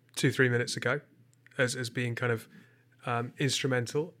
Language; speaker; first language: English; native; English